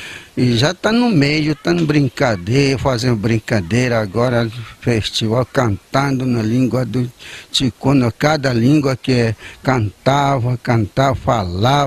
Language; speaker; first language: Portuguese; non-native, local second language; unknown